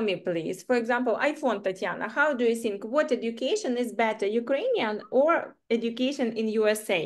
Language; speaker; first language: English; non-native, fluent; Ukrainian